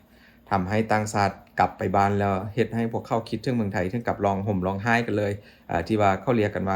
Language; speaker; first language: Thai; non-native, local second language; Northeastern Thai